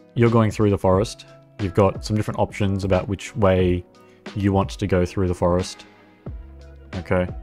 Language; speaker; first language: English; native; English